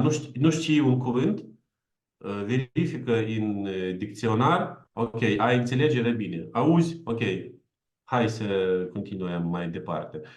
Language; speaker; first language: Romanian; non-native, learner; Ukrainian